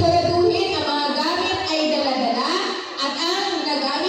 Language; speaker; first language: Filipino; native; Filipino